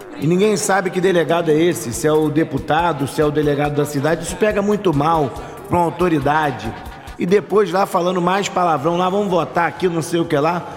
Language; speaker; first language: Portuguese; native; Portuguese